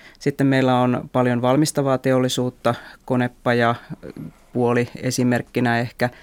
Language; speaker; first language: Finnish; native; Finnish